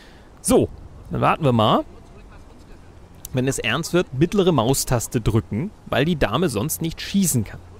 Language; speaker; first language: German; native; German